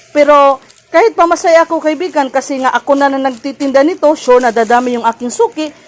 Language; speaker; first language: Filipino; non-native, local second language; Cebuano